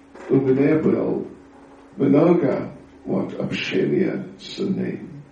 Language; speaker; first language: Russian; non-native, learner; English